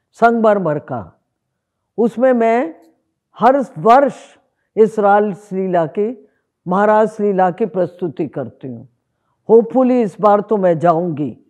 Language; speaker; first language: Hindi; native; Hindi